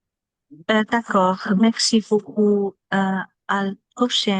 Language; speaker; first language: French; non-native, learner; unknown